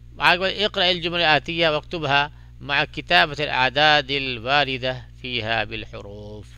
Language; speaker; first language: Urdu; native; Urdu